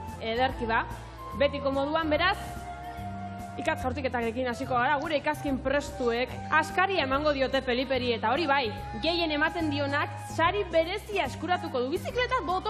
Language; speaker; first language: Basque; native; Basque